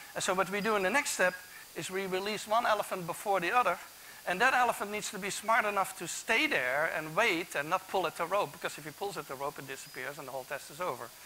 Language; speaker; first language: English; non-native, fluent; Dutch